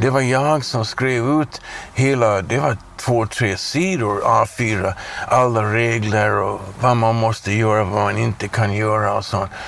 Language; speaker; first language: Swedish; non-native, fluent; English